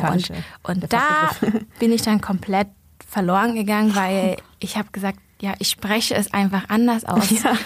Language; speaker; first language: German; early bilingual, other home language; Vietnamese